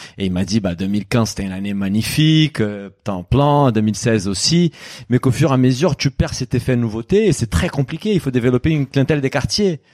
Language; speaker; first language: French; non-native, fluent; Portuguese